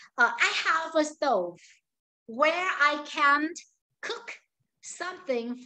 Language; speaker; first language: English; non-native, fluent; Vietnamese